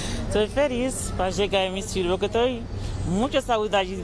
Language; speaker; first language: Portuguese; non-native, learner; Haitian Creole